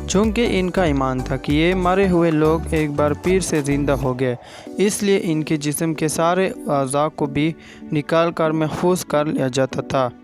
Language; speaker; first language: Urdu; native; Urdu